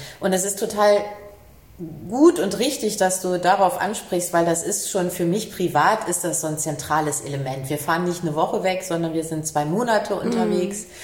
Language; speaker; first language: German; native; German